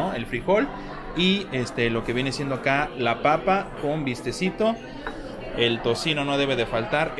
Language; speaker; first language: Spanish; native; Spanish